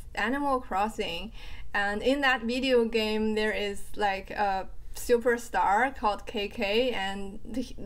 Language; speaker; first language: English; non-native, fluent; Chinese